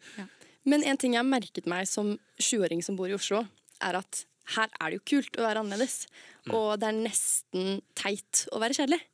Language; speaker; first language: Norwegian; native; Norwegian